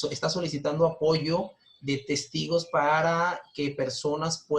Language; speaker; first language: Spanish; native; Spanish